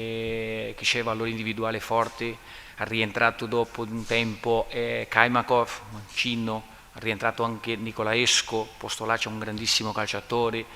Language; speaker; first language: Italian; non-native, learner; Portuguese